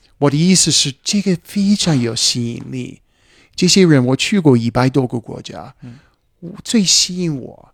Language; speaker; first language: Chinese; non-native, fluent; English